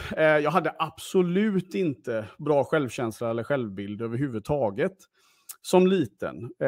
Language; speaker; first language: Swedish; early bilingual, other home language; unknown